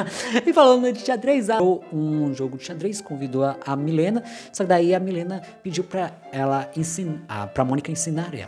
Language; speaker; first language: Portuguese; native; Portuguese